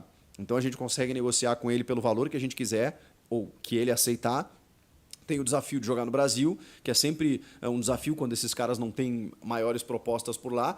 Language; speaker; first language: Portuguese; native; Portuguese